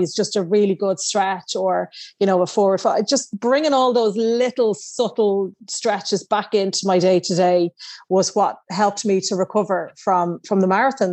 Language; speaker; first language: English; native; English